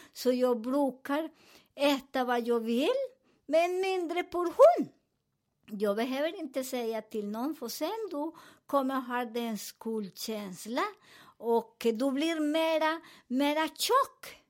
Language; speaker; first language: Swedish; non-native, fluent; Spanish